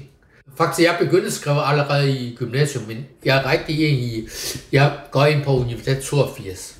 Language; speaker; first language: Danish; non-native, fluent; Chinese